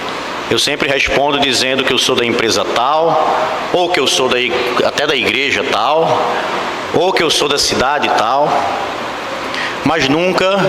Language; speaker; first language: Portuguese; native; Portuguese